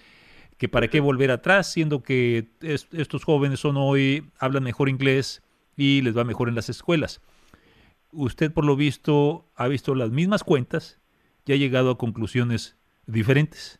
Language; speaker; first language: Spanish; native; Spanish